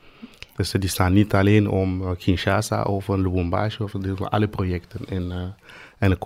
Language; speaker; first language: Dutch; non-native, fluent; Swahili